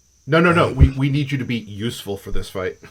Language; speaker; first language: English; native; English